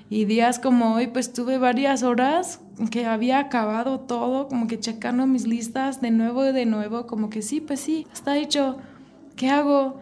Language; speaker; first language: Spanish; non-native, fluent; English